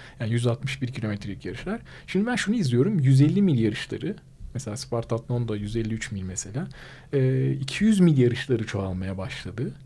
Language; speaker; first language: Turkish; native; Turkish